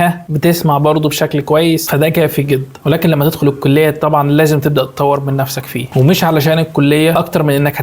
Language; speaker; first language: Arabic; native; Arabic